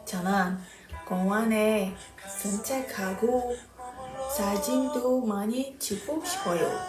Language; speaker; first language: Korean; non-native, learner; Portuguese